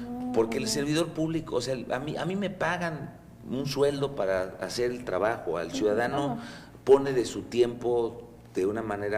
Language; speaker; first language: Spanish; native; Spanish